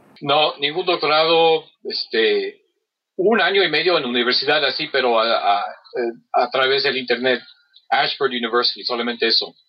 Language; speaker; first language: Spanish; non-native, fluent; English